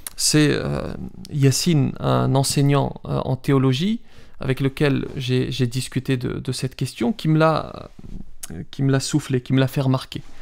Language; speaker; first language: French; early bilingual, other home language; Riffian